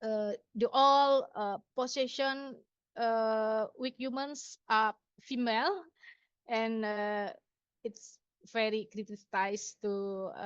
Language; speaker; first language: English; non-native, local second language; Indonesian